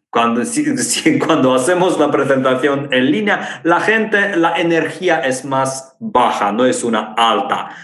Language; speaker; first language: Spanish; non-native, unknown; Romanian